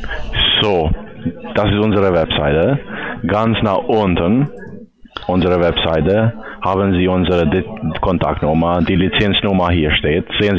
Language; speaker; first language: German; non-native, learner; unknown